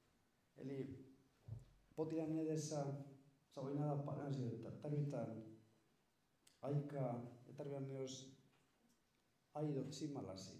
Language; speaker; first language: Finnish; non-native, fluent; Spanish